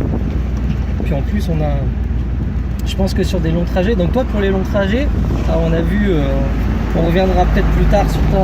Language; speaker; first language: French; native; French